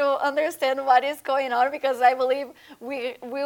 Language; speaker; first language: English; non-native, fluent; Portuguese